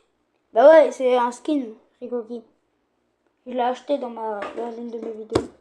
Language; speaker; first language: French; native; French